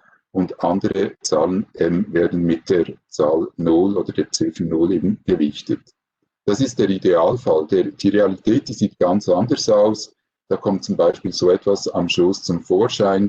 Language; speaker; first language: German; native; German